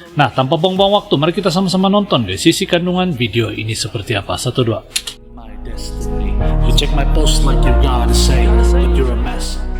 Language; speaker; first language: Malay; native; Malay